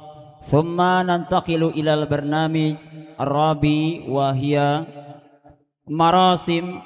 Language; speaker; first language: Arabic; non-native, learner; Indonesian